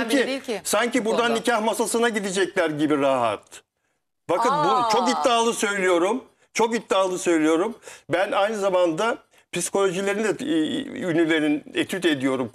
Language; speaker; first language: Turkish; native; Turkish